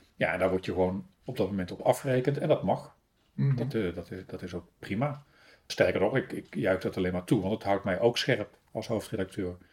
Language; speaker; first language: Dutch; native; Dutch